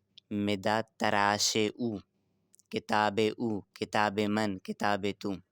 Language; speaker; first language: Persian; non-native, fluent; Urdu